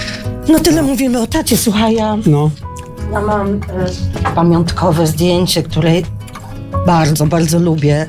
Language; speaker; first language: Polish; native; Polish